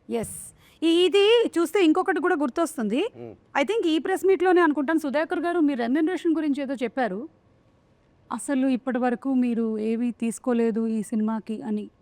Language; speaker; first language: Telugu; non-native, local second language; Malayalam